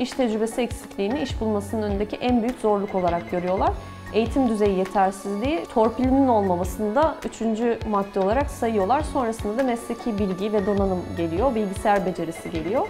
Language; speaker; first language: Turkish; native; Turkish